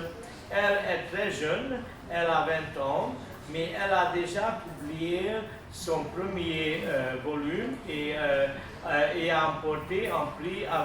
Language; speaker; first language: French; non-native, learner; Hungarian